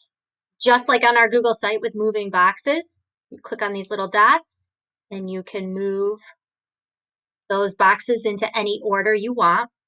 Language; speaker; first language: English; native; English